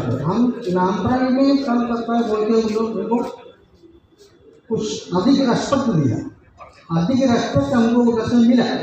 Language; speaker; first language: Hindi; non-native, local second language; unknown